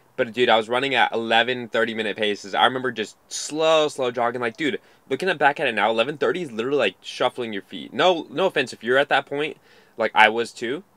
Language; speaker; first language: English; native; English